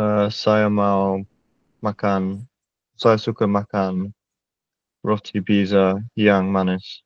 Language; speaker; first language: Indonesian; non-native, learner; English